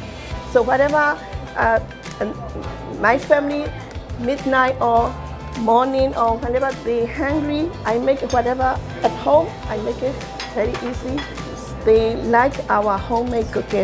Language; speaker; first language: English; non-native, learner; Burmese